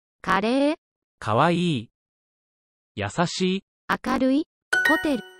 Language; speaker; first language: Japanese; non-native, learner; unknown